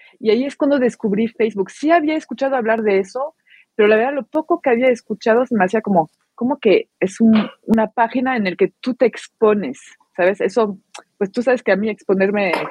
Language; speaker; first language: Spanish; non-native, fluent; French